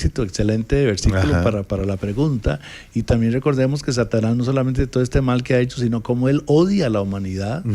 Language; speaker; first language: Spanish; native; Spanish